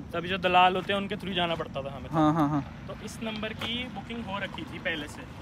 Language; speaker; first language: Hindi; native; Hindi